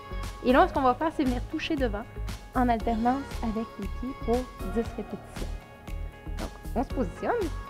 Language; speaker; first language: French; native; French